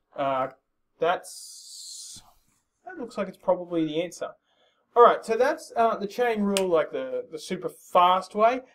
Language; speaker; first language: English; native; English